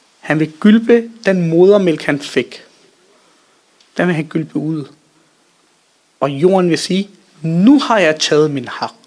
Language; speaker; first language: Danish; early bilingual, other home language; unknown